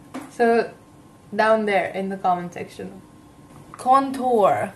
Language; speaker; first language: English; non-native, local second language; Gujarati